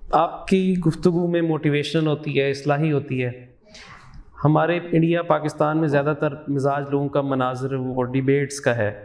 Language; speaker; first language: Urdu; native; Urdu